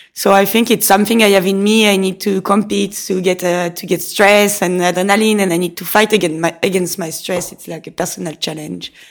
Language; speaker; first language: English; non-native, fluent; French